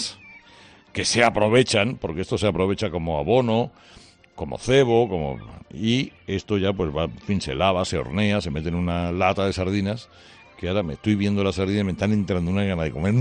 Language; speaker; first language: Spanish; native; Spanish